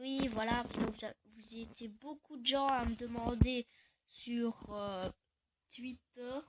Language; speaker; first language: French; native; French